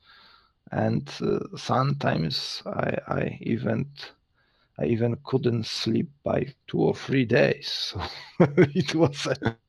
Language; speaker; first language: English; non-native, learner; Polish